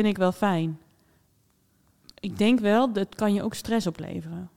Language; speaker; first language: Dutch; native; Dutch